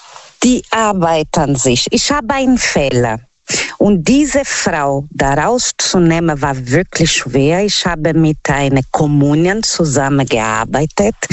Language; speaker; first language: German; non-native, learner; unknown